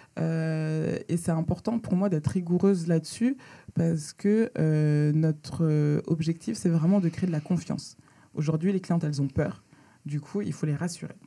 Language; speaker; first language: French; early bilingual, other home language; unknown